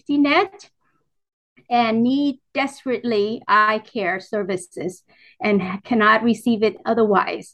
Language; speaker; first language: English; early bilingual, other home language; Vietnamese